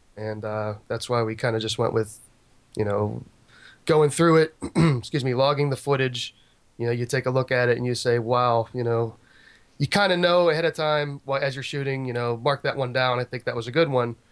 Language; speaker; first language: English; native; English